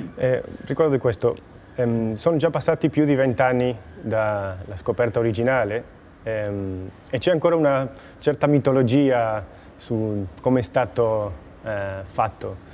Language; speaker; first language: Italian; non-native, fluent; Spanish